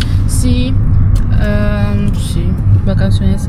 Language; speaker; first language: Spanish; non-native, learner; French